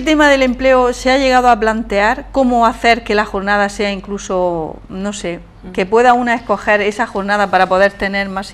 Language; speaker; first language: Spanish; native; Spanish